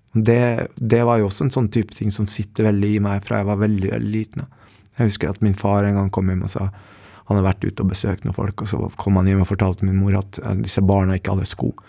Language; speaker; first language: Norwegian; early bilingual, other home language; Spanish